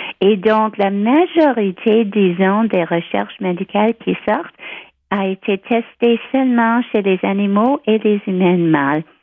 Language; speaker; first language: French; non-native, local second language; English